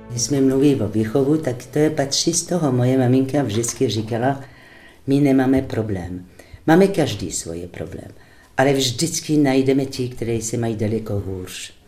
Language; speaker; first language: Czech; non-native, fluent; French